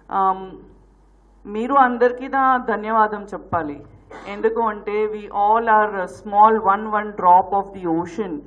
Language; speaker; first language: Telugu; non-native, learner; Gujarati